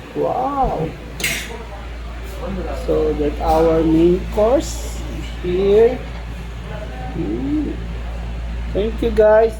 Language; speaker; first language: English; non-native, local second language; Filipino